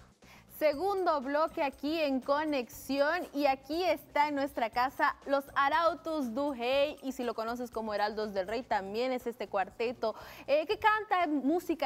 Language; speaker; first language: Spanish; native; Spanish